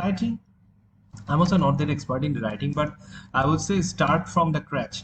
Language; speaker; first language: English; non-native, local second language; Bangla